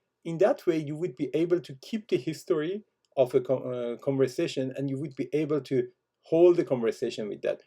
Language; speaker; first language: English; non-native, fluent; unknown